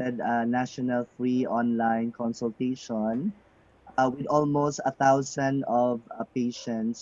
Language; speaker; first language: English; non-native, local second language; Cebuano